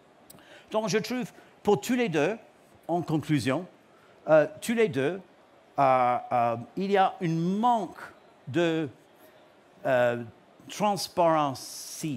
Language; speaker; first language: French; non-native, learner; English